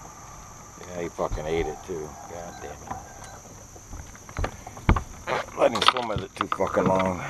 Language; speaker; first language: English; native; English